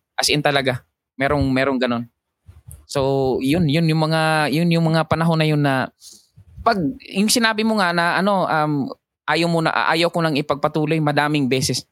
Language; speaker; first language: Filipino; non-native, local second language; Cebuano